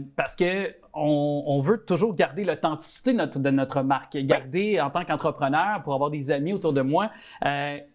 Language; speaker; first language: French; native; French